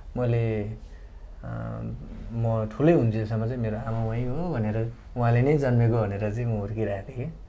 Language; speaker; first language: Nepali; non-native, local second language; Gurung